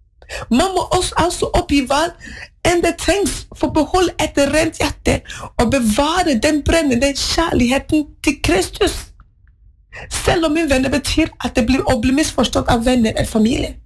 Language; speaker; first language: Norwegian; non-native, fluent; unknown